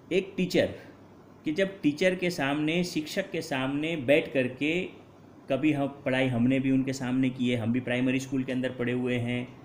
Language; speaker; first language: Hindi; non-native, local second language; Gujarati